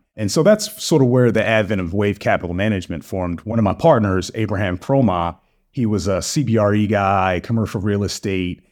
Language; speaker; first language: English; native; English